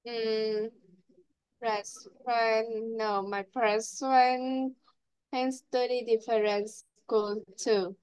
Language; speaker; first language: English; non-native, learner; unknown